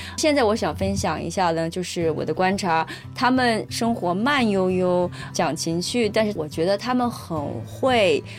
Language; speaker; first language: Chinese; native; Chinese